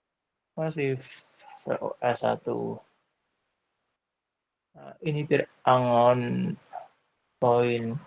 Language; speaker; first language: Indonesian; non-native, local second language; Javanese